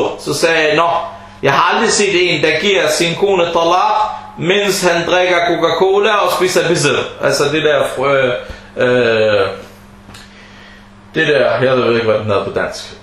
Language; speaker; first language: Danish; early bilingual, other home language; Arabic